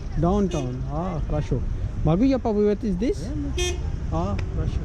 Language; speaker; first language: Russian; non-native, learner; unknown